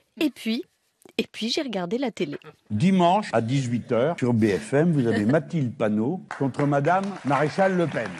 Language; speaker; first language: French; native; French